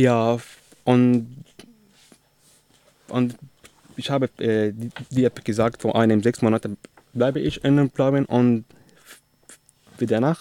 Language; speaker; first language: German; non-native, learner; Arabic